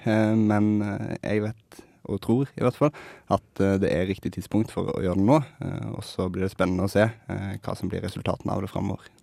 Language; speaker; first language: Norwegian; native; Norwegian